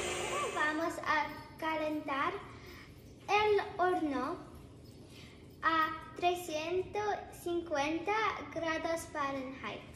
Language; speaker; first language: Spanish; non-native, learner; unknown